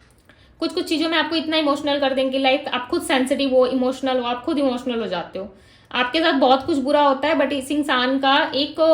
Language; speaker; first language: Hindi; native; Hindi